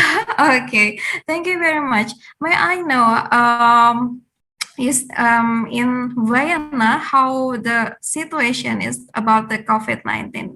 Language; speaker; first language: English; non-native, fluent; Indonesian